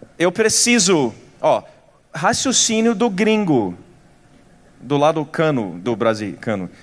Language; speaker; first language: Portuguese; non-native, fluent; English